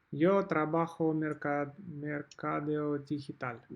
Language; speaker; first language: Spanish; non-native, learner; Russian